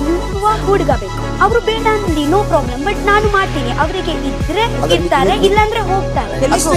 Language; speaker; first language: Kannada; non-native, local second language; Tulu